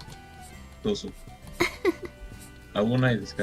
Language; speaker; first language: Japanese; non-native, learner; Spanish